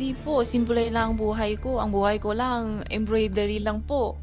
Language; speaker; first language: Filipino; non-native, learner; Chinese